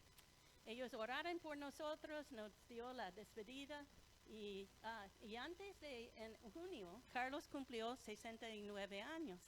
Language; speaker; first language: Spanish; non-native, fluent; English